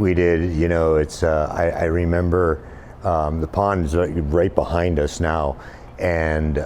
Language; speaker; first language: English; native; English